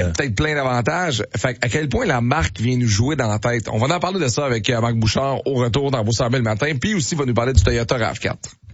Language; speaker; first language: French; native; French